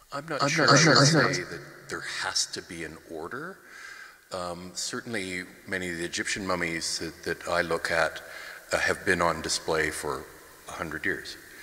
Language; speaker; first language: English; native; English